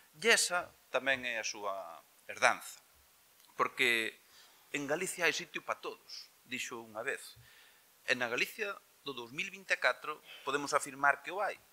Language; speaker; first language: Galician; native; Galician